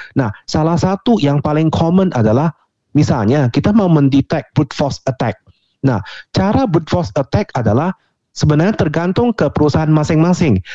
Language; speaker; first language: Indonesian; non-native, fluent; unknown